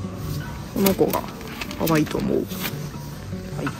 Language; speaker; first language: Japanese; native; Japanese